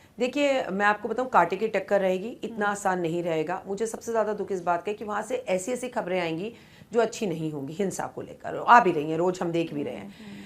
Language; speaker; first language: Hindi; native; Hindi